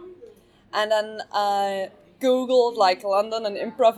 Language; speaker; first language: English; non-native, fluent; German